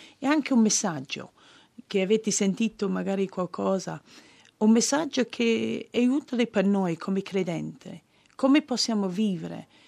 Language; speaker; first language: Italian; non-native, fluent; English